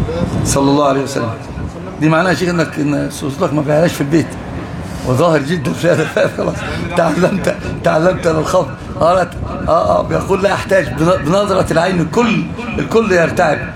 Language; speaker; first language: Arabic; native; Arabic